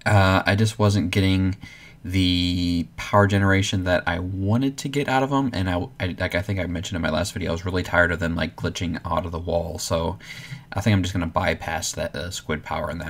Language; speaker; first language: English; native; English